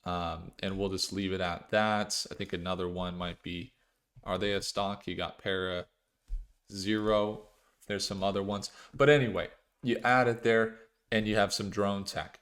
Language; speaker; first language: English; native; English